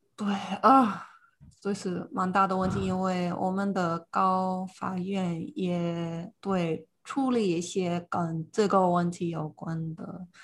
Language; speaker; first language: Chinese; non-native, fluent; English